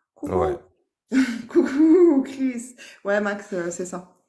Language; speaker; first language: French; native; French